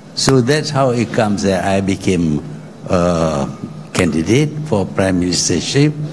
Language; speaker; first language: English; non-native, local second language; Malay